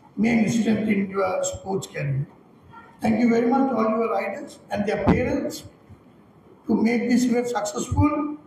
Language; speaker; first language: English; non-native, local second language; Sinhala